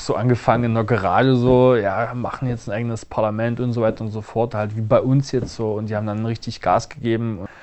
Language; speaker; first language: German; non-native, local second language; Upper Sorbian